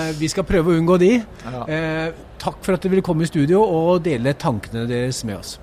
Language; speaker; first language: Norwegian; native; Norwegian